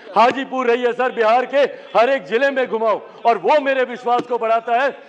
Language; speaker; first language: Hindi; native; Hindi